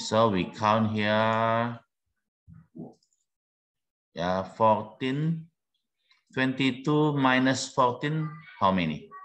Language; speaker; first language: English; non-native, learner; Indonesian